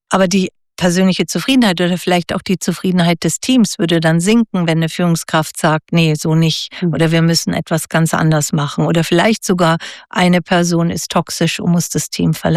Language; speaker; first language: German; native; German